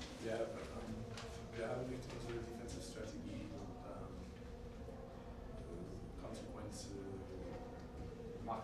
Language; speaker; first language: German; non-native, learner; English